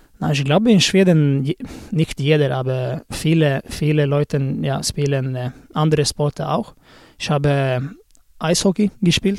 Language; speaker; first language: German; non-native, learner; Swedish